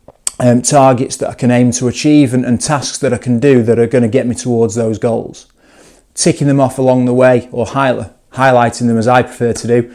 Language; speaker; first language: English; native; English